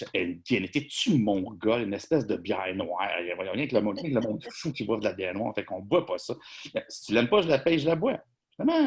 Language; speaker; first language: French; native; French